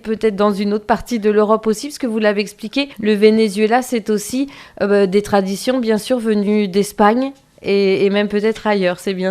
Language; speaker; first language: French; native; French